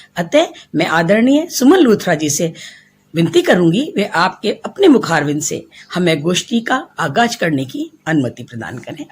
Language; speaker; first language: Hindi; native; Hindi